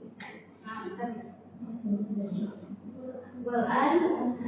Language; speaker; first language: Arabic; non-native, learner; Indonesian